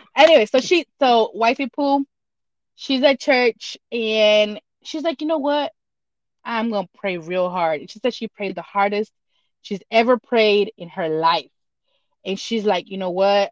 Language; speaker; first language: English; early bilingual, other home language; Spanish